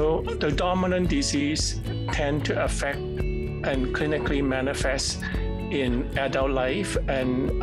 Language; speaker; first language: English; non-native, fluent; Cantonese